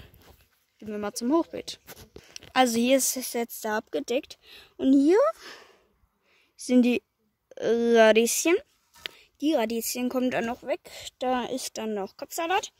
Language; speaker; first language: German; native; German